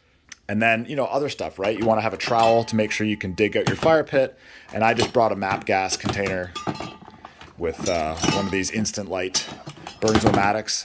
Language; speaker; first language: English; native; English